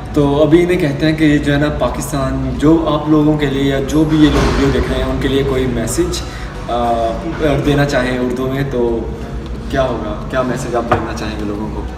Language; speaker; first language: Urdu; native; Urdu